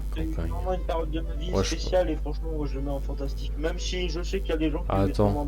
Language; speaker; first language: French; native; French